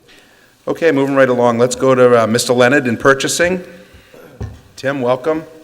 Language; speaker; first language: English; native; English